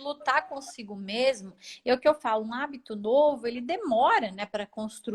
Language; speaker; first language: Portuguese; native; Portuguese